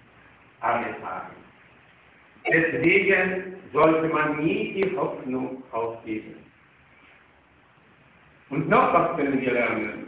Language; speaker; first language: German; non-native, fluent; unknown